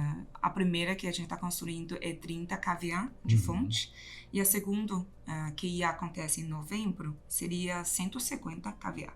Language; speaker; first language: Portuguese; non-native, fluent; Chinese